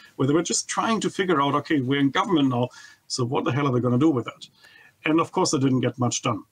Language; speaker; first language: English; non-native, fluent; German